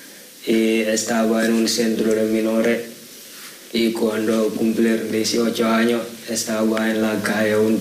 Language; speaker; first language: Spanish; non-native, learner; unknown